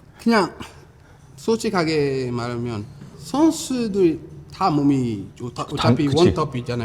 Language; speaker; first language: Korean; non-native, fluent; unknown